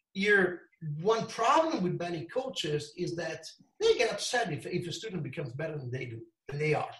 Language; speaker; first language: English; non-native, fluent; Italian